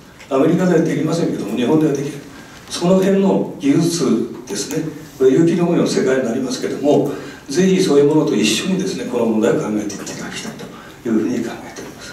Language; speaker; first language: Japanese; native; Japanese